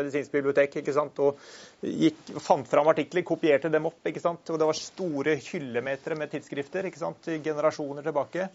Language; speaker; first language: Norwegian; native; Norwegian